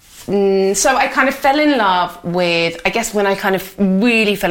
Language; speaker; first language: English; native; English